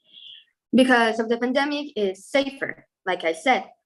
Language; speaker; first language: English; non-native, fluent; Spanish